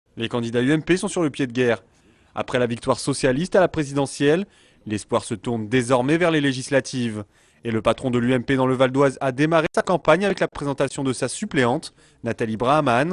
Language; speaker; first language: French; native; French